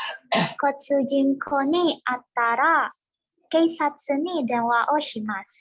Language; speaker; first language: Japanese; non-native, learner; Indonesian